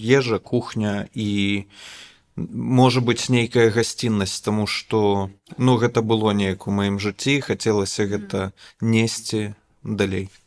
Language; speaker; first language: Belarusian; native; Belarusian